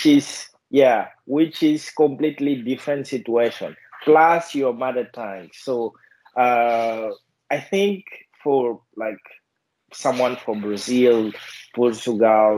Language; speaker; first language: English; non-native, fluent; Portuguese